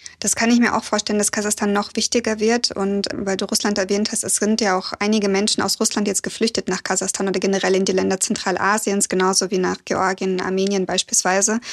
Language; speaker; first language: German; early bilingual, other home language; Russian